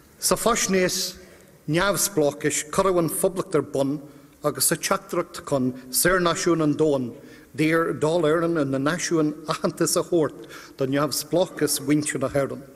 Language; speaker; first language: Irish; non-native, local second language; English